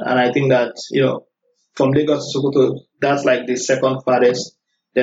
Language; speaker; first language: English; non-native, local second language; Yoruba